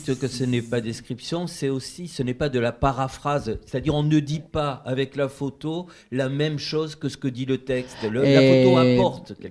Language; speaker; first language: French; native; French